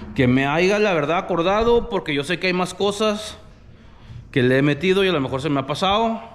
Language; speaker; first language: Spanish; early bilingual, other home language; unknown